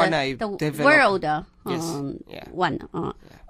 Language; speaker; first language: English; non-native, local second language; Chinese